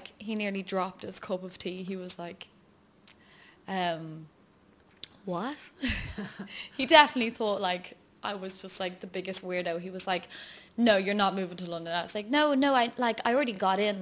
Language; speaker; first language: English; native; English